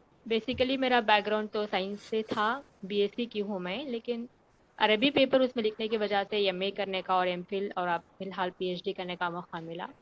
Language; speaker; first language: Hindi; native; Hindi